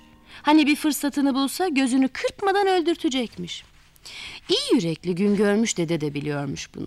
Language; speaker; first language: Turkish; native; Turkish